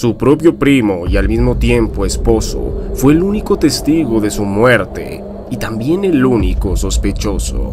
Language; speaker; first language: Spanish; native; Spanish